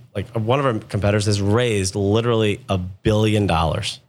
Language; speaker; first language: English; native; English